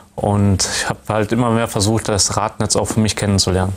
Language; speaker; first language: German; native; German